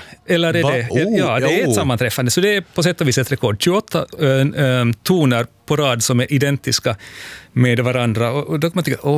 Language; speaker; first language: Swedish; native; Swedish